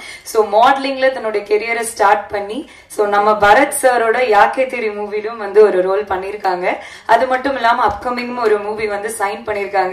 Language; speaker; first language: Tamil; native; Tamil